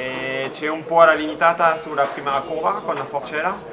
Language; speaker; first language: Italian; non-native, learner; French